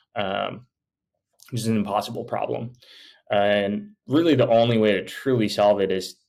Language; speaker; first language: English; native; English